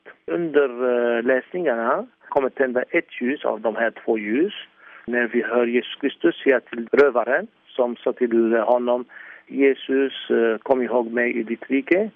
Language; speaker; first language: Swedish; non-native, fluent; Arabic